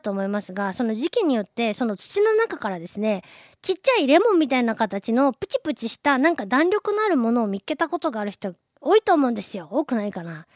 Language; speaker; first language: Japanese; native; Japanese